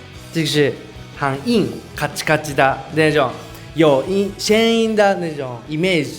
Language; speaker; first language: Chinese; non-native, learner; Japanese